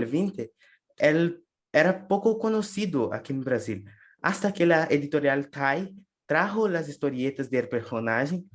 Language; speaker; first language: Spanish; non-native, learner; Portuguese